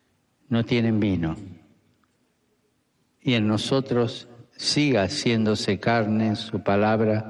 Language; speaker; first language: Spanish; native; Spanish